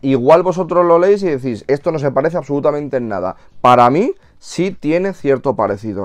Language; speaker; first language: Spanish; native; Spanish